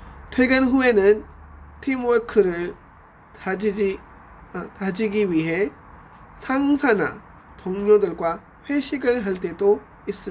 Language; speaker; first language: Korean; non-native, fluent; Urdu